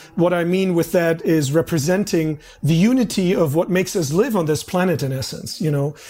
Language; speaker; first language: English; non-native, fluent; German